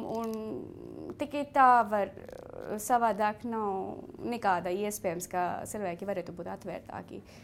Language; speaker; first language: Latvian; non-native, fluent; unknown